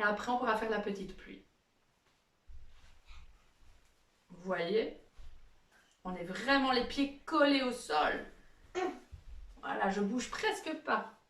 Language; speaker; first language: French; native; French